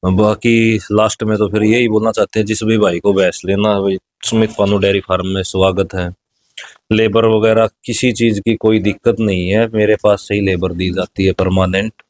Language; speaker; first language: Hindi; native; Hindi